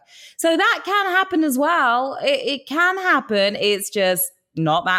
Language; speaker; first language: English; native; English